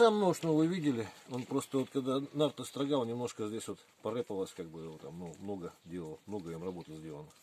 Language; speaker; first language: Russian; native; Russian